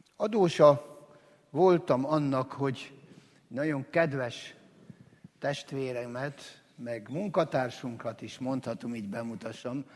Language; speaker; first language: Hungarian; native; Hungarian